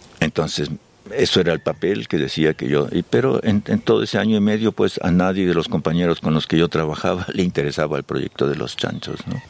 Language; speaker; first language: Spanish; early bilingual, other home language; German